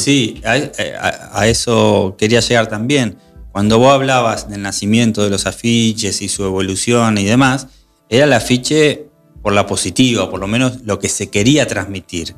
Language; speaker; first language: Spanish; native; Spanish